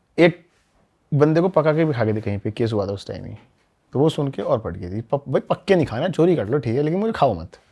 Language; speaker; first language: Hindi; native; Hindi